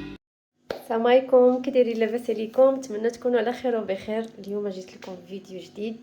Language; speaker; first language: Arabic; native; Arabic